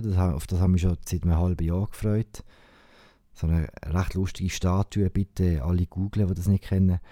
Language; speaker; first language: German; native; German